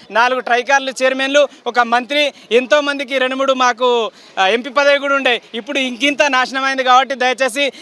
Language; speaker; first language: Telugu; non-native, local second language; Lambadi